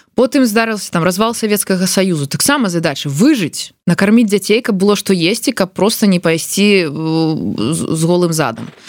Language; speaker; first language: Belarusian; non-native, local second language; Russian